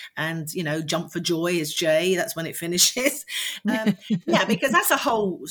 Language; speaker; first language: English; native; English